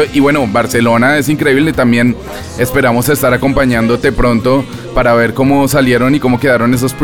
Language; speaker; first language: Spanish; native; Spanish